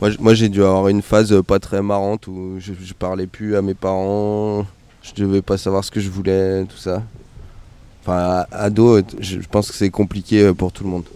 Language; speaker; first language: French; native; French